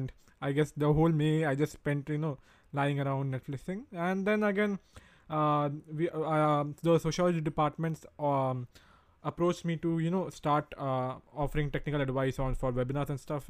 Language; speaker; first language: English; non-native, local second language; Hindi